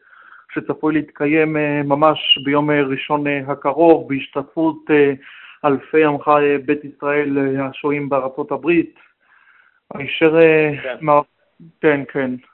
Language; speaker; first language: Hebrew; native; Hebrew